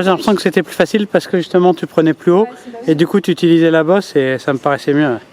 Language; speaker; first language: French; native; French